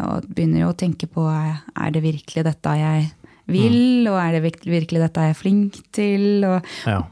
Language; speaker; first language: Norwegian; native; Norwegian